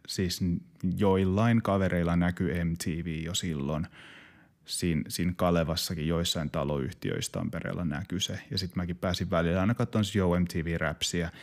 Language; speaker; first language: Finnish; native; Finnish